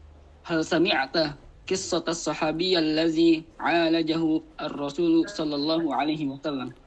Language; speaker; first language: Arabic; non-native, learner; Indonesian